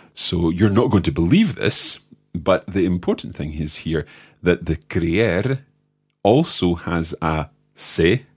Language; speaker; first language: English; native; English